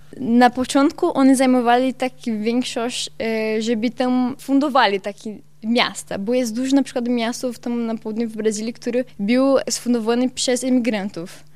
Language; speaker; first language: Polish; non-native, learner; Portuguese